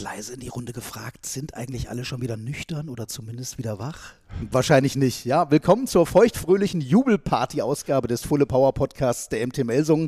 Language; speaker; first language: German; native; German